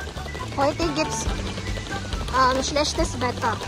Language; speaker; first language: German; non-native, learner; Cebuano